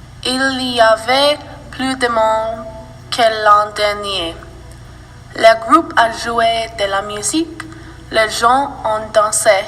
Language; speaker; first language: French; non-native, learner; English